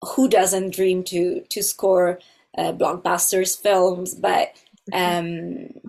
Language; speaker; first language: English; non-native, fluent; Italian